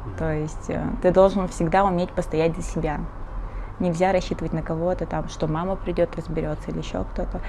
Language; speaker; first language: Russian; early bilingual, other home language; Portuguese